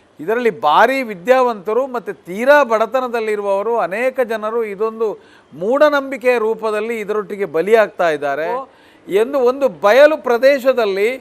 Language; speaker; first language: Kannada; non-native, local second language; Tulu